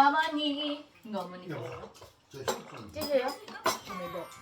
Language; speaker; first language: Korean; non-native, learner; Filipino